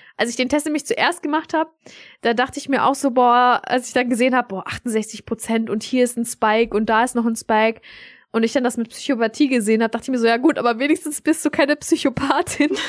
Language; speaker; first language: German; early bilingual, other home language; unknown